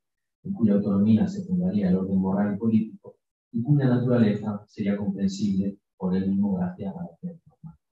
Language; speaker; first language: Spanish; native; Spanish